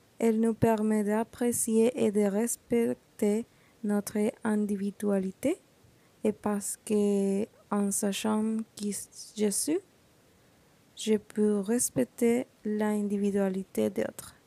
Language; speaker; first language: French; non-native, learner; Spanish